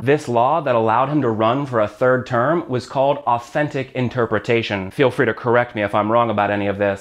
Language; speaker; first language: English; native; English